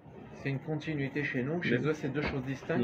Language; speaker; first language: French; native; French